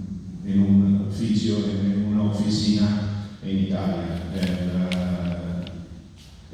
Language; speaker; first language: Spanish; non-native, fluent; Italian